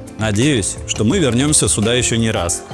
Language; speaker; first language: Russian; native; Russian